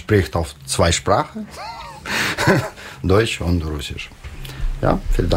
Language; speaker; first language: German; non-native, learner; Russian